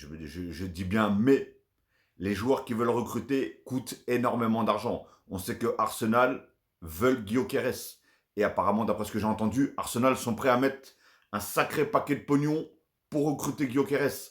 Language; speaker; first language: French; native; French